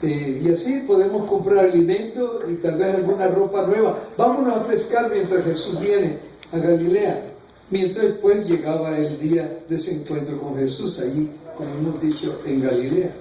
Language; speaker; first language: Spanish; native; Spanish